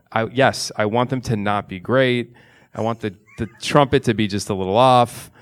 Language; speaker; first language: English; native; English